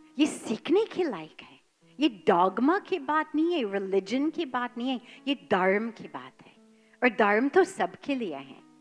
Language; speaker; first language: Hindi; non-native, fluent; English